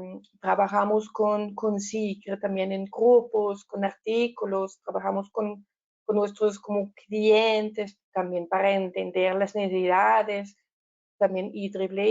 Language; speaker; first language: Spanish; non-native, learner; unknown